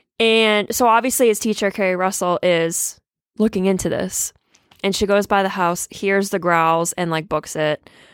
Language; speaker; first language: English; native; English